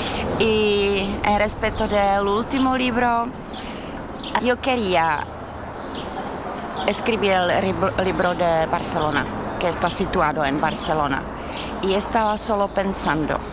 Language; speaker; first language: Spanish; non-native, fluent; Czech